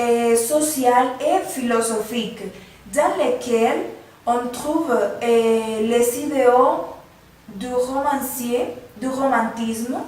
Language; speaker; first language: French; non-native, learner; Spanish